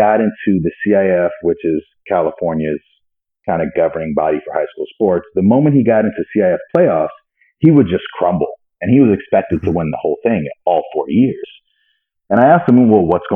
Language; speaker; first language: English; native; English